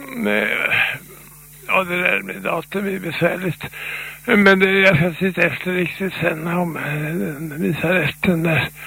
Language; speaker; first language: Swedish; native; Swedish